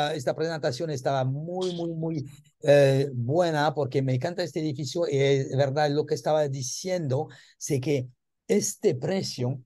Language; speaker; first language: Spanish; non-native, learner; French